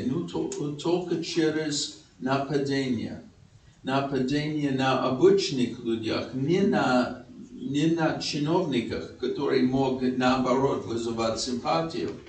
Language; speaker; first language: Russian; non-native, fluent; English